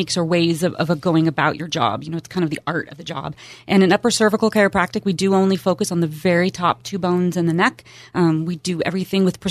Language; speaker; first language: English; native; English